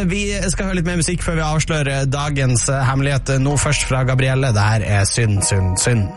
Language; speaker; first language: Norwegian; native; Norwegian